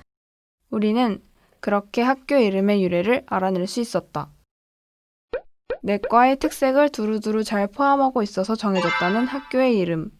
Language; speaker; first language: Korean; native; Korean